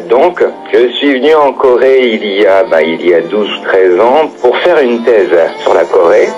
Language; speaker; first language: French; native; French